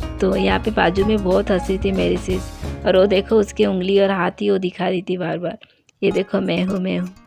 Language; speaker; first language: Hindi; non-native, local second language; Bangla